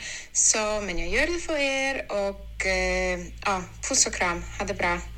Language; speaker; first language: Swedish; non-native, learner; Estonian